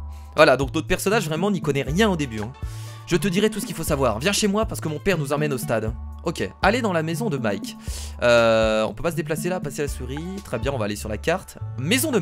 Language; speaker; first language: French; native; French